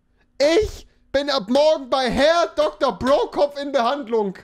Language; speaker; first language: German; native; German